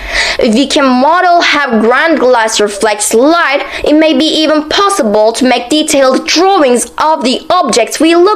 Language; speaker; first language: English; non-native, fluent; Turkish